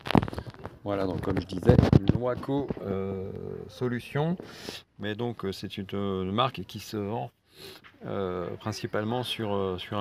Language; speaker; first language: French; native; French